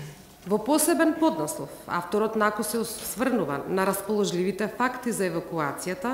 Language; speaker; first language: Macedonian; native; Macedonian